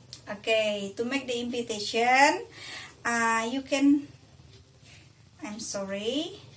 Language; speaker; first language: English; non-native, learner; Indonesian